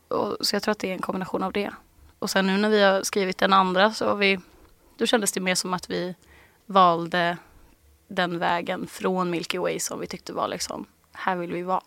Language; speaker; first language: Swedish; native; Swedish